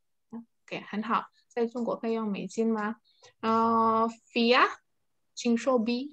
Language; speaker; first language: Chinese; non-native, fluent; Indonesian